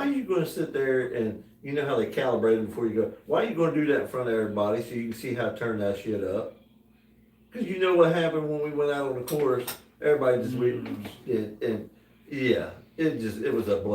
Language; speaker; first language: English; native; English